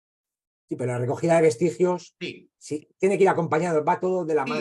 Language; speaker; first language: Spanish; native; Spanish